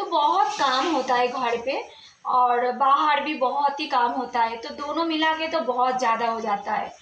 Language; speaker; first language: Hindi; non-native, local second language; Bangla